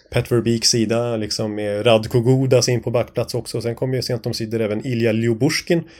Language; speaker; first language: Swedish; native; Swedish